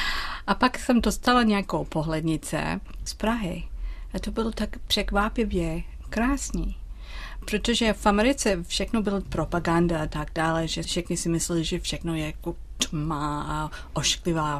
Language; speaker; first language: Czech; non-native, fluent; English